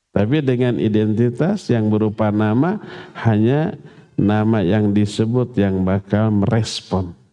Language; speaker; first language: Malay; non-native, local second language; Sundanese